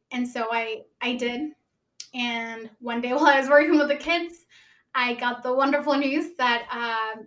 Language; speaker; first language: English; early bilingual, other home language; Spanish